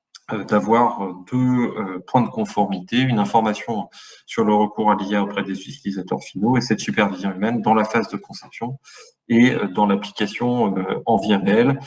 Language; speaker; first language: French; native; French